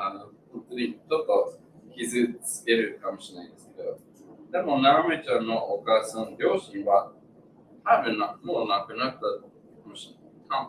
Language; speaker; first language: Japanese; non-native, learner; English